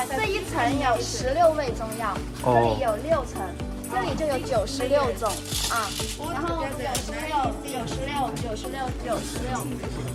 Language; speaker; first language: Chinese; native; Chinese